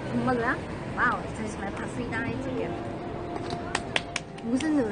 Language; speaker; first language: Korean; non-native, fluent; Chinese